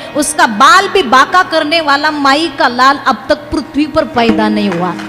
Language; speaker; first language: Hindi; non-native, local second language; Marathi